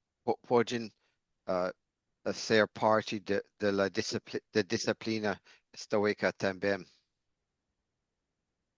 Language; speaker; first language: Portuguese; non-native, fluent; English